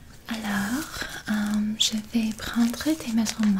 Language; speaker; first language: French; non-native, learner; English